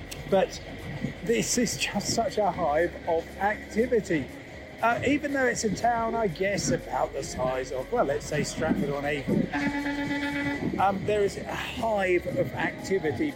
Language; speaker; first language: English; native; English